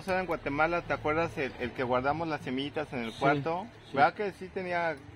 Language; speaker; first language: Spanish; native; Spanish